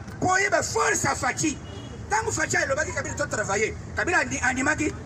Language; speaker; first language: Lingala; native; Lingala